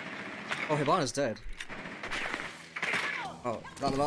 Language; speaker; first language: English; native; English